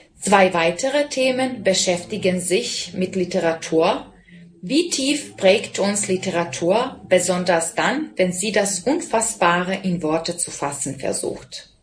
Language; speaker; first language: German; non-native, fluent; Serbian